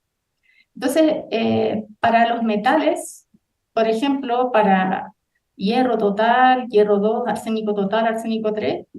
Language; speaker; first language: Spanish; native; Spanish